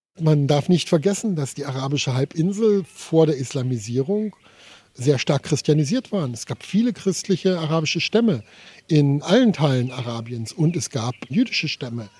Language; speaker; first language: German; native; German